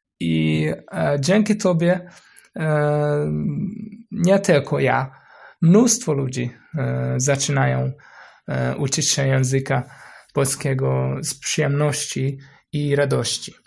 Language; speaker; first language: Polish; non-native, learner; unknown